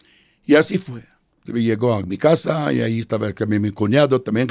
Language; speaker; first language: Spanish; non-native, fluent; Hebrew